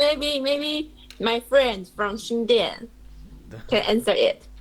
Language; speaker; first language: English; non-native, learner; Chinese